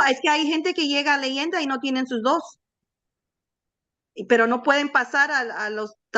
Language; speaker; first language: Spanish; native; Spanish